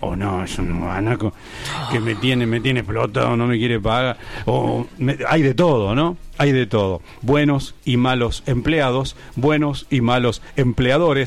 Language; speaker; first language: Spanish; native; Spanish